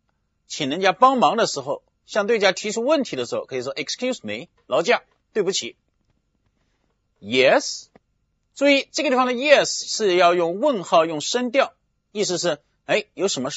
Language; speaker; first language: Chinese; native; Chinese